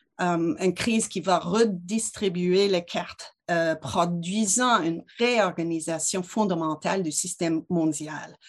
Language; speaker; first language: French; non-native, local second language; English